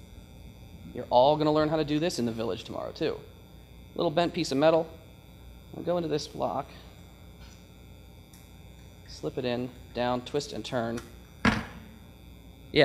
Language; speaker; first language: English; native; English